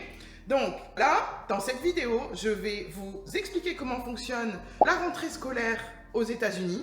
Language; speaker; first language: French; native; French